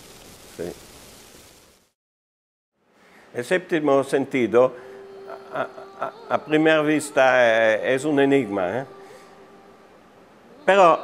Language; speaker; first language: Spanish; non-native, fluent; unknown